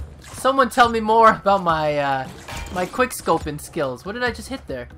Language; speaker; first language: English; native; English